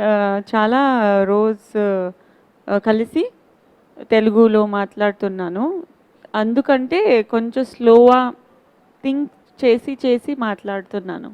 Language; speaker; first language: Telugu; non-native, learner; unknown